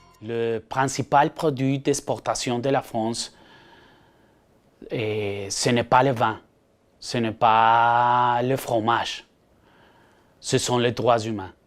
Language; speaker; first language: French; non-native, fluent; Spanish